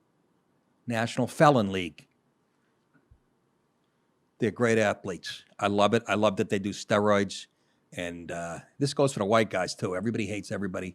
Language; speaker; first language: English; native; English